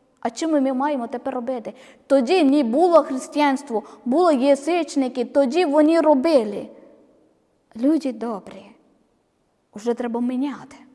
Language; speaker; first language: Ukrainian; non-native, learner; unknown